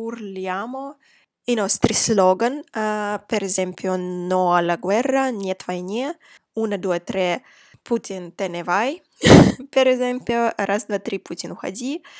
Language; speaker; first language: Italian; non-native, fluent; Russian